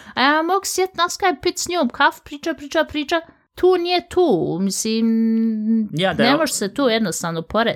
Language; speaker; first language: Bosnian; early bilingual, heritage; Bosnian